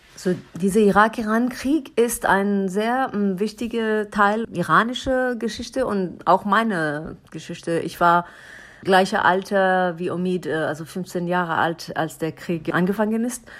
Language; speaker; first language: German; non-native, learner; Persian